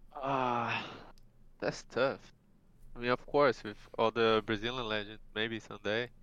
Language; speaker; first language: English; non-native, fluent; Portuguese